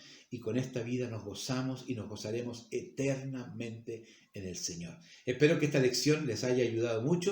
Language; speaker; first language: Spanish; native; Spanish